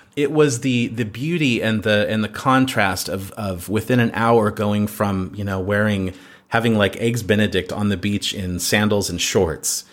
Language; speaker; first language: English; native; English